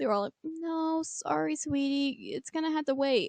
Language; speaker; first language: English; native; English